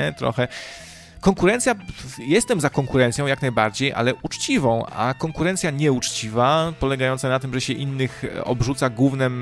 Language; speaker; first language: Polish; native; Polish